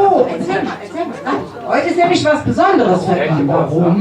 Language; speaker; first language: German; native; German